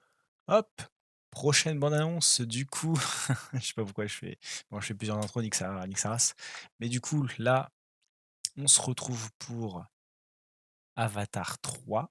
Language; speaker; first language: French; native; French